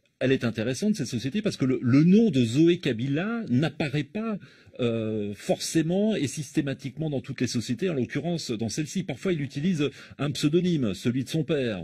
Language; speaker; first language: French; native; French